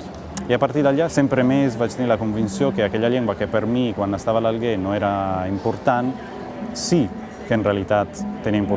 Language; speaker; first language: Catalan; non-native, local second language; Italian